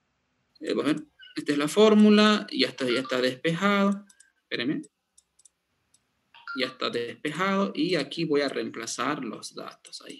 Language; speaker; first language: Spanish; native; Spanish